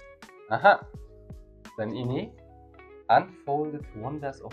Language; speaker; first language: Indonesian; non-native, learner; German